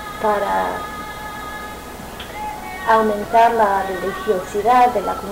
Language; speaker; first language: Spanish; non-native, fluent; English